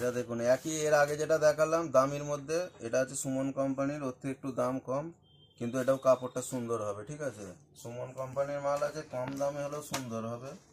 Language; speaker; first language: Hindi; non-native, local second language; Bangla